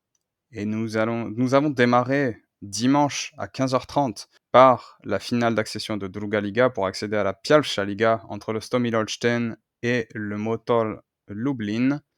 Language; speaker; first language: French; native; French